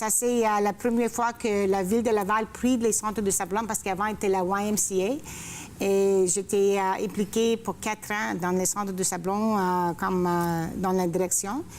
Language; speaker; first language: French; non-native, fluent; Greek